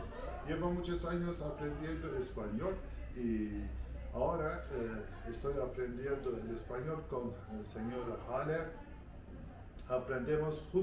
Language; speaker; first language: Spanish; non-native, fluent; Turkish